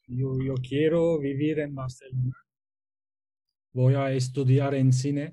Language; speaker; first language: Spanish; non-native, learner; Turkish